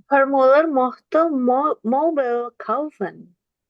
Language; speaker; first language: German; non-native, learner; Indonesian